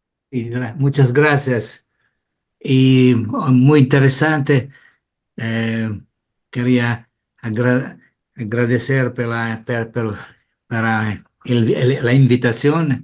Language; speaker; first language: Spanish; non-native, learner; Portuguese